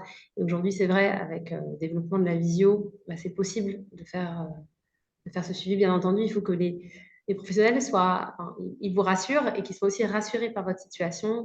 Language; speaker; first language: French; native; French